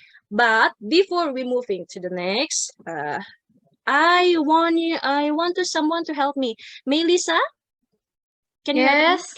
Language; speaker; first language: English; non-native, fluent; Indonesian